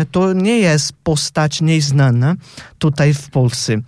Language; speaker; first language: Polish; non-native, fluent; Portuguese